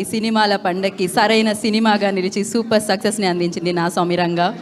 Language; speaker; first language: Telugu; native; Telugu